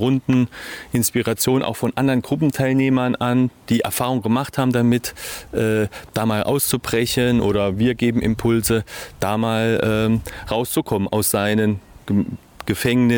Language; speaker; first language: German; native; German